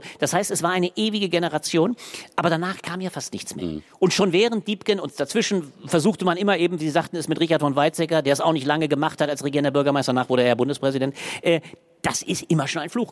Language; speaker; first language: German; native; German